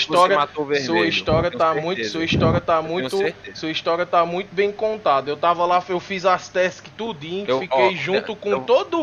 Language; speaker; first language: Portuguese; native; Portuguese